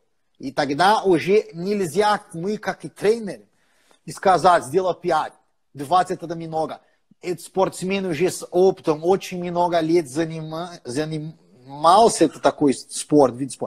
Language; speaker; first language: Russian; non-native, fluent; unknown